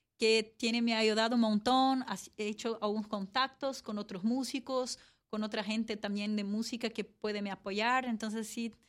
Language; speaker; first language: Spanish; non-native, fluent; Portuguese